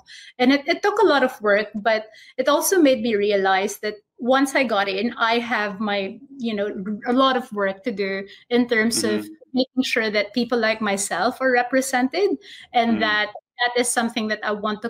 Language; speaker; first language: English; non-native, local second language; Filipino